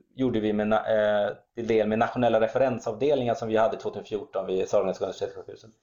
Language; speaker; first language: Swedish; early bilingual, other home language; German